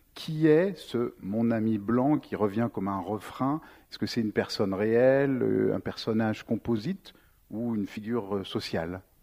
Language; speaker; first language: French; native; French